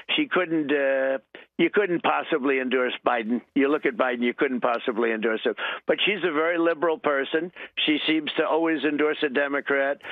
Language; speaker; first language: English; native; English